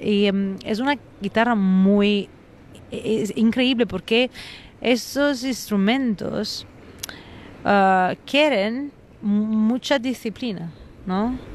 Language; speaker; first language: Spanish; non-native, fluent; Italian